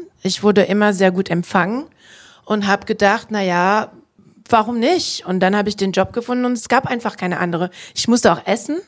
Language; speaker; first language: German; non-native, fluent; French